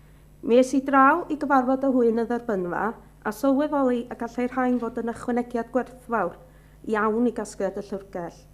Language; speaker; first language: Welsh; native; Welsh